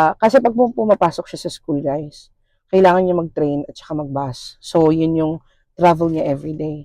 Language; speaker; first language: Filipino; native; Filipino